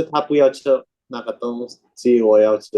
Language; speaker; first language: Chinese; non-native, learner; Indonesian